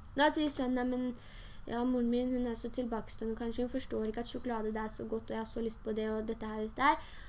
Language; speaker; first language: Norwegian; early bilingual, other home language; Urdu